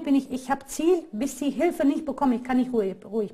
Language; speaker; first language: German; non-native, fluent; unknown